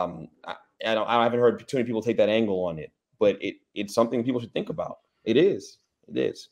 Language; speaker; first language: English; native; English